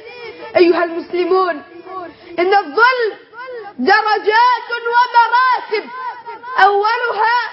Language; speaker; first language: Arabic; native; Arabic